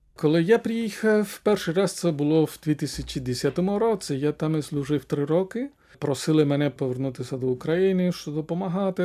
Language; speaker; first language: Ukrainian; non-native, fluent; Spanish